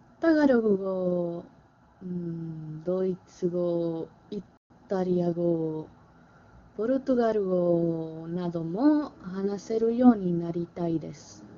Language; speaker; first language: Japanese; non-native, learner; Spanish